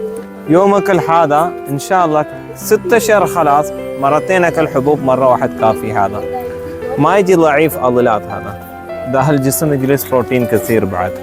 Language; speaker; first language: Arabic; non-native, learner; Malayalam